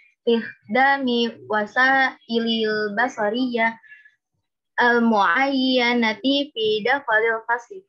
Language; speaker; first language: Arabic; non-native, learner; Indonesian